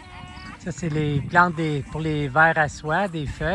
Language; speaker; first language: French; native; French